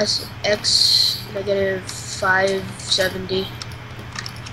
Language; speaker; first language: English; native; English